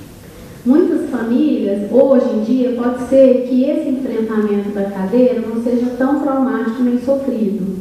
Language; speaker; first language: Portuguese; native; Portuguese